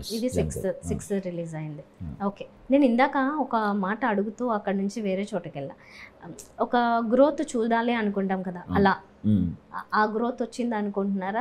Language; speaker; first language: Telugu; native; Telugu